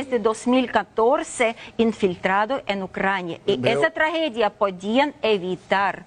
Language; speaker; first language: Spanish; non-native, fluent; Ukrainian